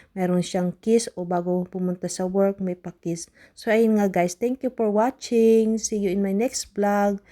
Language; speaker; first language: Filipino; non-native, local second language; Cebuano